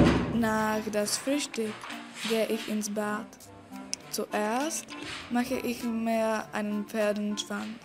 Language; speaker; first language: German; non-native, learner; Czech